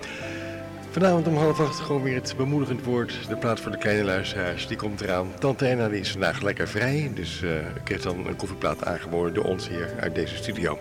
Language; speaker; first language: Dutch; native; Dutch